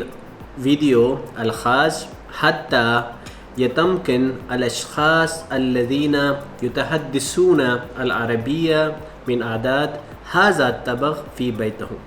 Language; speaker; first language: Arabic; non-native, learner; Urdu